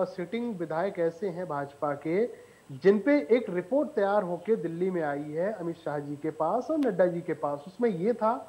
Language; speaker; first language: Hindi; native; Hindi